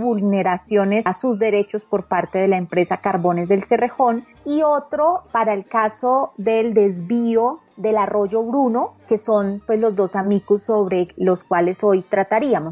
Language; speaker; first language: Spanish; native; Spanish